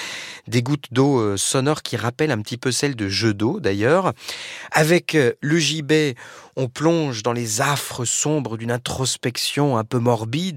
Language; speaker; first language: French; native; French